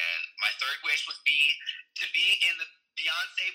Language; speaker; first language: English; native; English